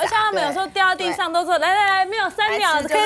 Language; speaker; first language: Chinese; native; Chinese